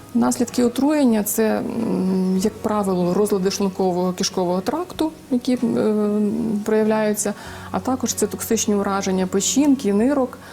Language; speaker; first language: Ukrainian; native; Ukrainian